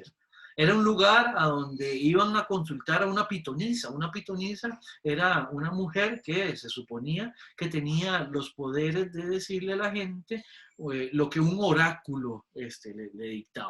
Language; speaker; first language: Spanish; native; Spanish